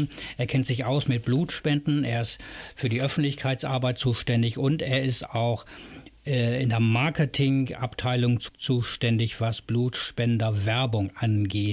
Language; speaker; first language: German; native; German